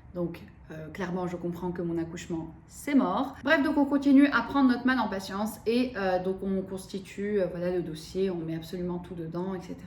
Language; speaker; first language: French; early bilingual, other home language; Arabic